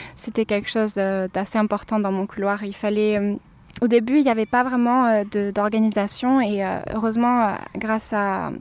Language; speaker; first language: French; native; French